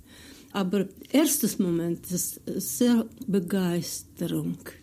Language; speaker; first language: German; non-native, fluent; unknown